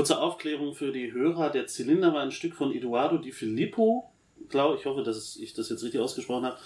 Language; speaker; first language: German; native; German